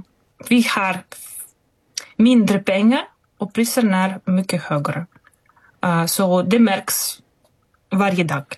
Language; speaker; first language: Swedish; non-native, fluent; Russian